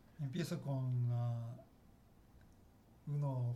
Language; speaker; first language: Spanish; non-native, learner; Japanese